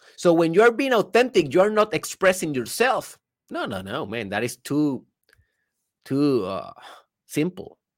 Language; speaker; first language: English; non-native, fluent; Spanish